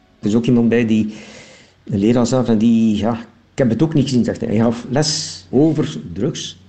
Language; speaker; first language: Dutch; native; Dutch